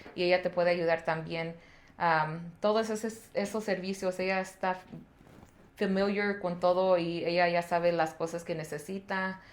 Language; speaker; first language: Spanish; early bilingual, heritage; Spanish